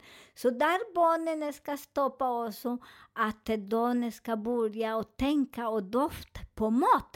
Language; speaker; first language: Swedish; non-native, learner; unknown